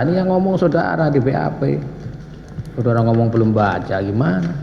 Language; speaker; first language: Indonesian; native; Indonesian